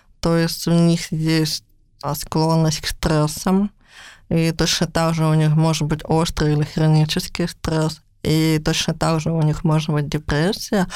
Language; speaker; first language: Russian; native; Russian